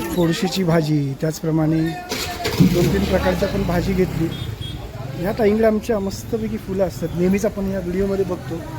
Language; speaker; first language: Marathi; native; Marathi